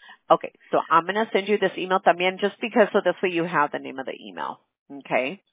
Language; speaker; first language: English; early bilingual, other home language; Spanish